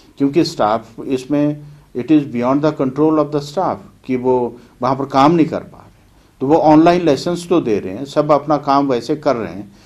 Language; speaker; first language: Hindi; native; Hindi